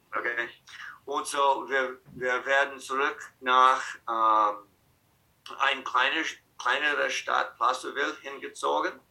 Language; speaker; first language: German; non-native, fluent; English